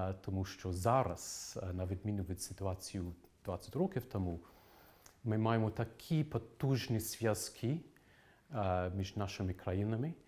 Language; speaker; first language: Ukrainian; non-native, fluent; English